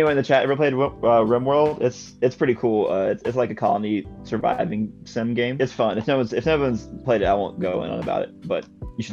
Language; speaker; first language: English; native; English